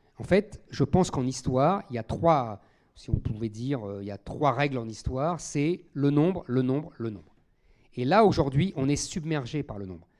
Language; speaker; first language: French; native; French